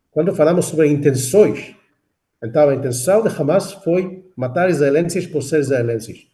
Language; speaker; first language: Portuguese; non-native, fluent; Hebrew